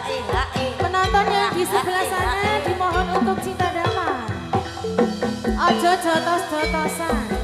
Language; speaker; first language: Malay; non-native, local second language; Javanese